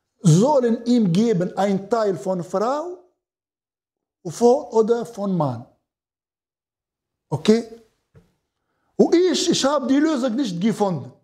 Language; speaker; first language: German; non-native, learner; Arabic